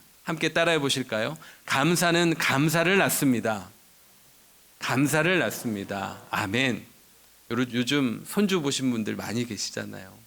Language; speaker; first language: Korean; native; Korean